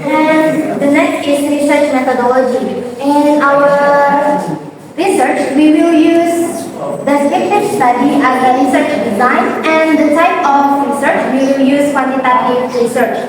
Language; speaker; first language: English; non-native, learner; Indonesian